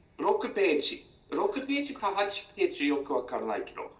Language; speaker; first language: Japanese; non-native, learner; Swedish